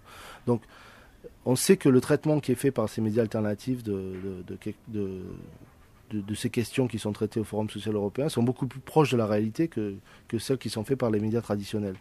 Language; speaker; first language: French; native; French